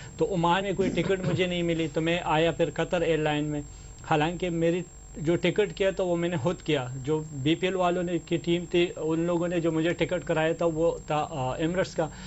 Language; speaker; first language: Hindi; non-native, local second language; Pashto